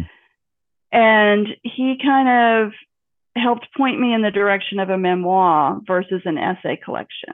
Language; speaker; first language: English; native; English